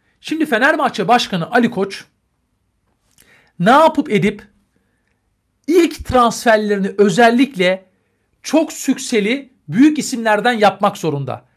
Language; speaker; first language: Turkish; native; Turkish